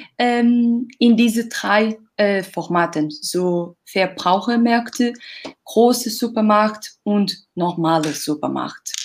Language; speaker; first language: German; non-native, learner; Portuguese